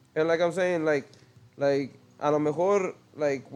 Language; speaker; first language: English; early bilingual, other home language; Spanish